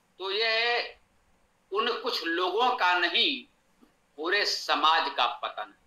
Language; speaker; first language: Hindi; native; Hindi